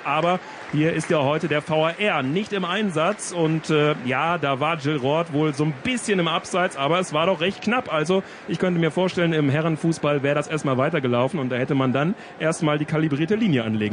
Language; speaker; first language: German; native; German